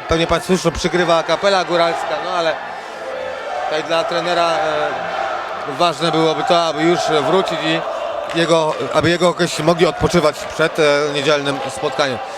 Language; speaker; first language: Polish; native; Polish